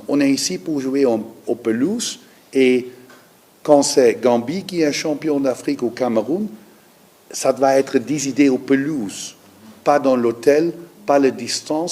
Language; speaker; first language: French; non-native, learner; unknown